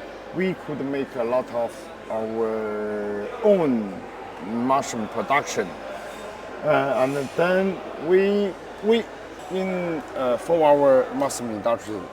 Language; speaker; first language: English; non-native, learner; Chinese